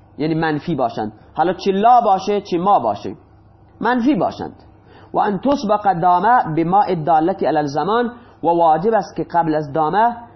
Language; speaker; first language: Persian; non-native, local second language; Baluchi